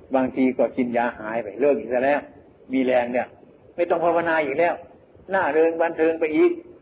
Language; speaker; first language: Thai; non-native, local second language; Northeastern Thai